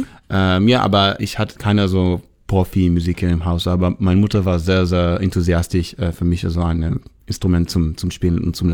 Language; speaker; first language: German; non-native, learner; Hebrew